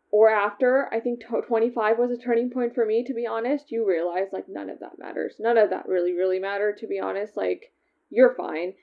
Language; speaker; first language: English; native; English